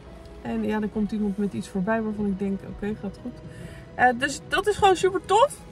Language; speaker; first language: Dutch; native; Dutch